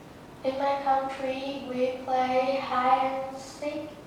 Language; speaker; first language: English; non-native, learner; Vietnamese